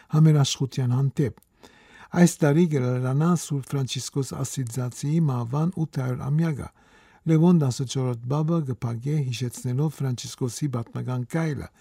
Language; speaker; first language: Armenian; early bilingual, heritage; Armenian